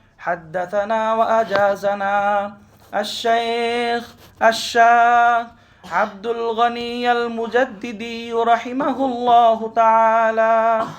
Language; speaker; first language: Arabic; non-native, fluent; Bangla